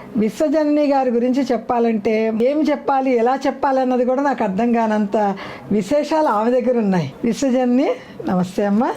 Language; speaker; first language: Telugu; native; Telugu